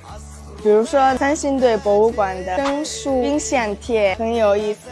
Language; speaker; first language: Chinese; non-native, fluent; Mongolian